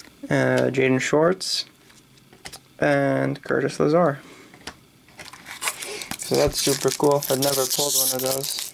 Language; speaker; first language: English; native; English